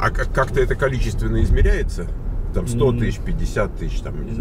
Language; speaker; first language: Russian; native; Russian